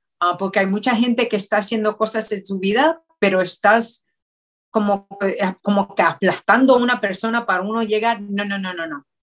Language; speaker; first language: Spanish; early bilingual, heritage; Spanish